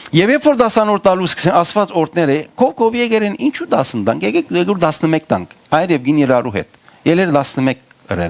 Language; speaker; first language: Armenian; early bilingual, heritage; Armenian